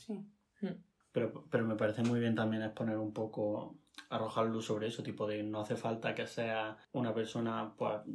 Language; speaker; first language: Spanish; native; Spanish